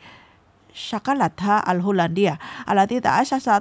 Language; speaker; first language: Arabic; non-native, fluent; Indonesian